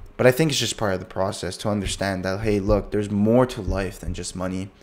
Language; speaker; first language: English; native; English